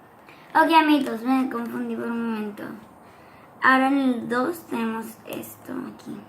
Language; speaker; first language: Spanish; early bilingual, heritage; Spanish